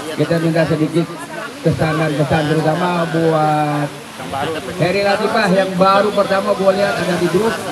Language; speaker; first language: Indonesian; native; Indonesian